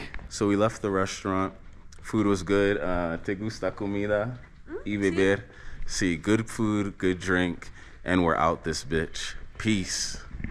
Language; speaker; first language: English; native; English